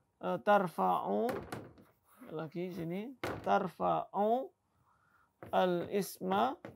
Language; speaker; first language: Arabic; non-native, fluent; Indonesian